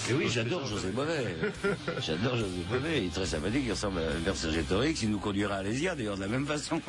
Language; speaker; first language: French; native; French